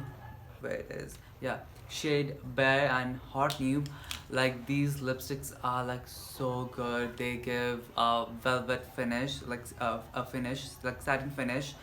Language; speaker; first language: English; non-native, local second language; Nepali